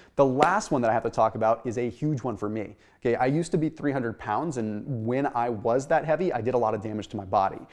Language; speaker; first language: English; native; English